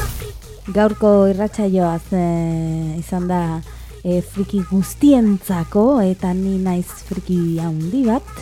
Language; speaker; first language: Basque; non-native, learner; Spanish